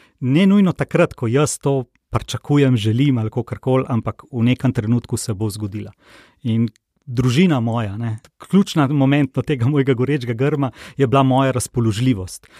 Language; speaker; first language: Slovenian; native; Slovenian